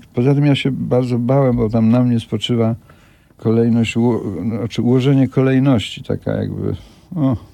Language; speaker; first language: Polish; native; Polish